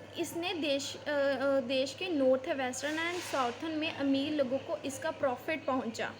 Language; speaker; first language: Hindi; native; Hindi